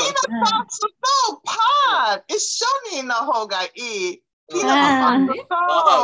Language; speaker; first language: Japanese; non-native, learner; English